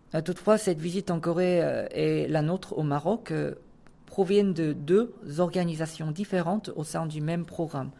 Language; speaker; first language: French; non-native, fluent; Korean